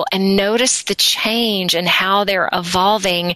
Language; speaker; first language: English; native; English